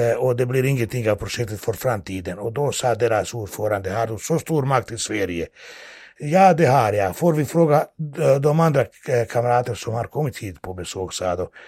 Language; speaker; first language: Swedish; non-native, fluent; Bosnian